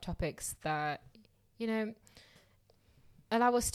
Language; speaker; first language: English; native; English